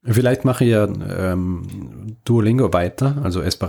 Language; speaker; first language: German; native; German